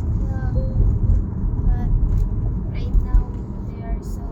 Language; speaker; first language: English; non-native, local second language; Waray